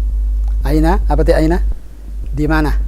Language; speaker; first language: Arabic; non-native, fluent; Indonesian